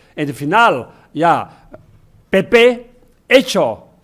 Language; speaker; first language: Spanish; non-native, learner; Chinese